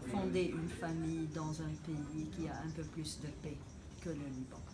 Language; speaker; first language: French; non-native, local second language; Arabic